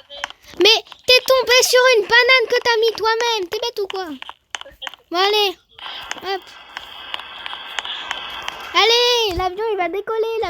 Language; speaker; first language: French; native; French